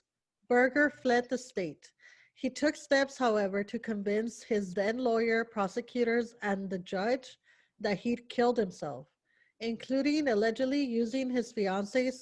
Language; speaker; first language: English; early bilingual, other home language; Spanish